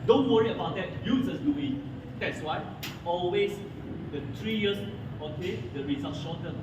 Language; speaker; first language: English; non-native, local second language; Chinese